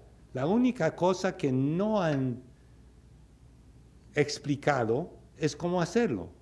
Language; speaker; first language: Spanish; non-native, fluent; English